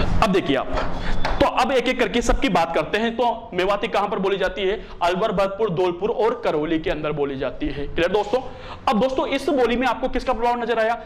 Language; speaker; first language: Hindi; native; Hindi